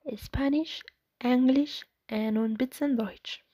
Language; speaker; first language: German; non-native, learner; Spanish